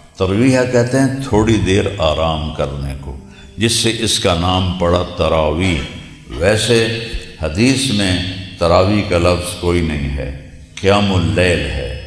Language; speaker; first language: Urdu; non-native, local second language; Punjabi